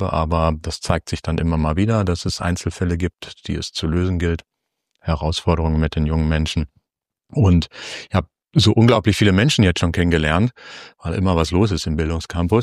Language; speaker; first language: German; native; German